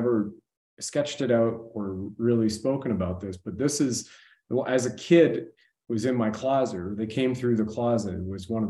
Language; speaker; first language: English; native; English